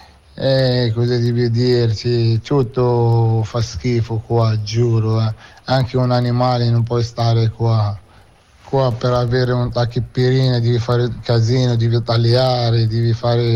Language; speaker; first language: Italian; non-native, fluent; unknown